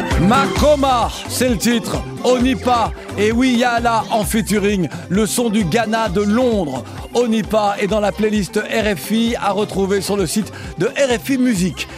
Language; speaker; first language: French; native; French